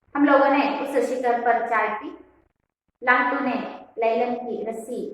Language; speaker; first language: Hindi; non-native, local second language; Kannada